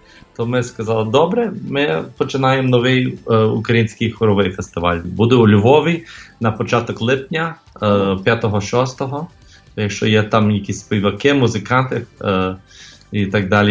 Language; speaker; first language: Ukrainian; early bilingual, heritage; English